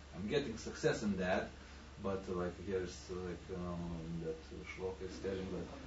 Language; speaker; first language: English; non-native, fluent; Lithuanian